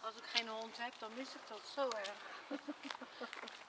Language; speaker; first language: Dutch; native; Dutch